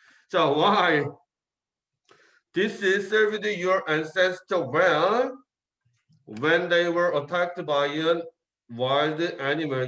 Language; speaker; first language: English; non-native, fluent; Korean